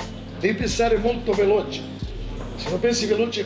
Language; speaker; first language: Italian; non-native, fluent; Serbian